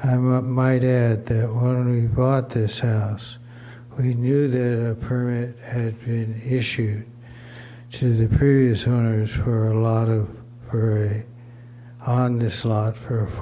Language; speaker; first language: English; native; English